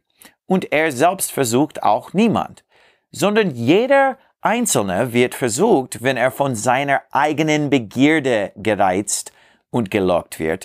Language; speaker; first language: German; non-native, learner; English